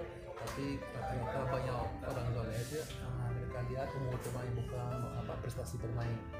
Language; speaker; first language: Indonesian; non-native, fluent; Portuguese